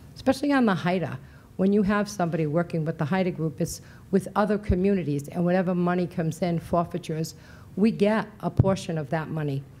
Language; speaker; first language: English; early bilingual, other home language; Portuguese